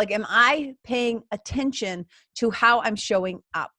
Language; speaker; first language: English; native; English